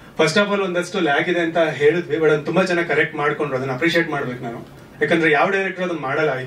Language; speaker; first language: Kannada; native; Kannada